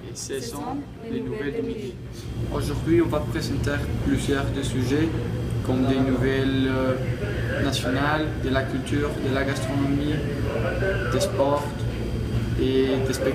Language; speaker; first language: French; non-native, learner; Spanish